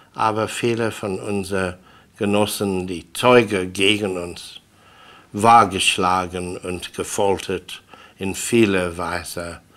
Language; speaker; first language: German; non-native, fluent; English